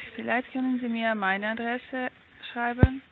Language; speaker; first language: German; non-native, learner; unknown